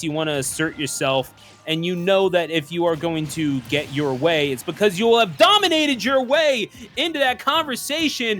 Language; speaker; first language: English; native; English